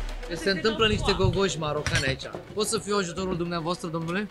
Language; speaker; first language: Romanian; native; Romanian